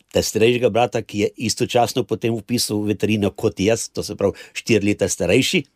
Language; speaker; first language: Slovenian; native; Slovenian